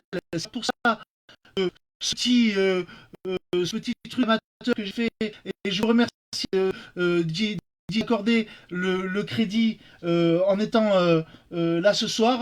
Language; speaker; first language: French; native; French